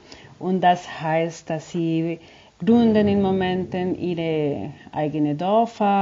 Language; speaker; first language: German; non-native, fluent; Spanish